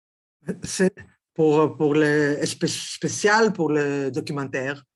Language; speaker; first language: French; non-native, learner; Greek